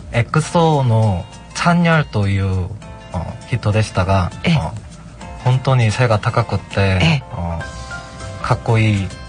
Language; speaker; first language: Japanese; non-native, learner; Korean